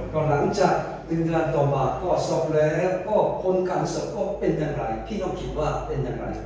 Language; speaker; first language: Thai; non-native, fluent; Korean